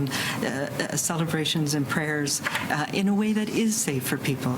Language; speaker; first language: English; native; English